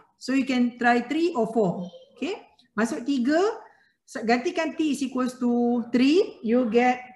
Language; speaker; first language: English; non-native, local second language; Malay